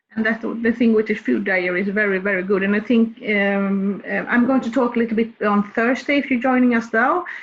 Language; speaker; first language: English; non-native, fluent; Swedish